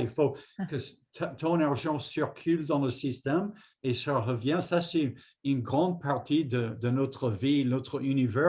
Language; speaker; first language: French; non-native, fluent; English